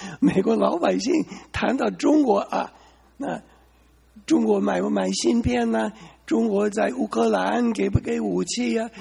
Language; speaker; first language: Chinese; non-native, fluent; English